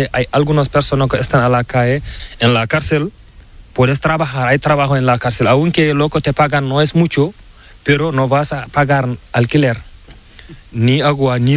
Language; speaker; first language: Spanish; non-native, learner; Fula